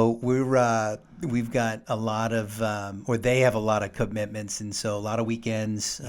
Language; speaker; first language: English; native; English